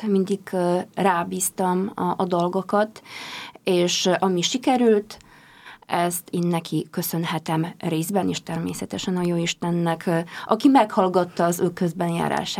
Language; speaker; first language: Hungarian; non-native, fluent; Polish